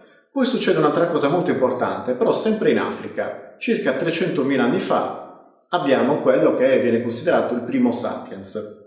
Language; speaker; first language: Italian; native; Italian